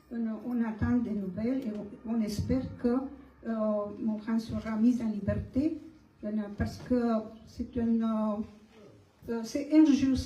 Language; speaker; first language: French; non-native, fluent; Romanian